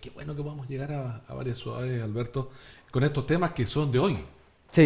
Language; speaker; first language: Spanish; native; Spanish